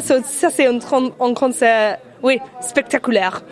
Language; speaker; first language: French; non-native, learner; English